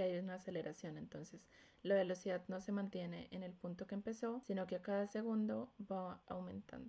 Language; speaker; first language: Spanish; native; Spanish